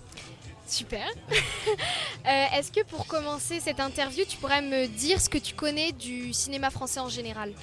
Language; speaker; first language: French; native; French